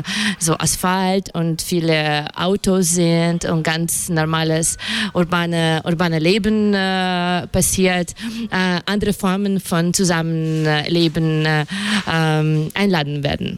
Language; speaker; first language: German; non-native, fluent; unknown